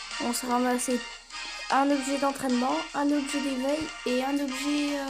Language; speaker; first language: French; native; French